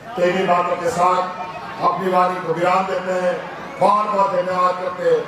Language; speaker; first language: Hindi; native; Hindi